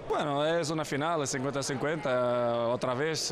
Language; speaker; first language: Spanish; non-native, fluent; Portuguese